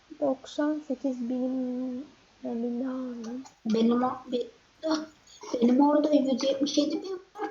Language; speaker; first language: Turkish; native; Turkish